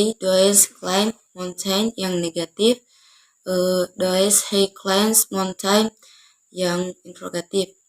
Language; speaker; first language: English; non-native, learner; Indonesian